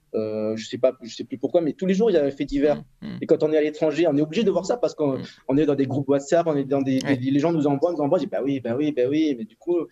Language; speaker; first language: French; native; French